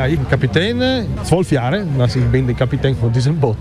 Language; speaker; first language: German; non-native, learner; Italian